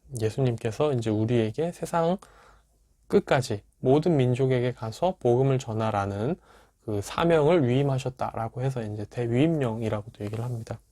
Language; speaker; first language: Korean; native; Korean